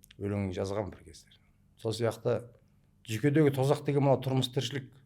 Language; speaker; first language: Kazakh; early bilingual, heritage; Kazakh